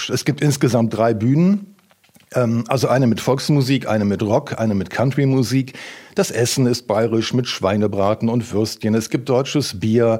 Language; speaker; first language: German; native; German